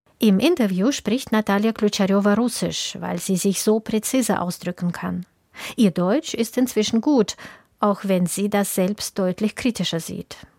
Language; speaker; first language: German; native; German